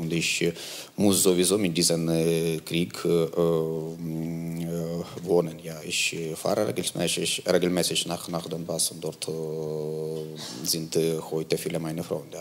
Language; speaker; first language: German; non-native, learner; Ukrainian